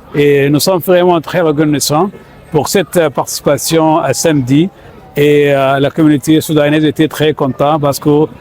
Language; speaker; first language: French; non-native, fluent; Arabic